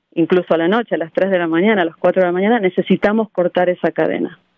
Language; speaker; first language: Spanish; native; Spanish